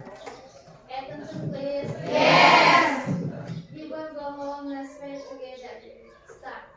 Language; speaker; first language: English; non-native, learner; Indonesian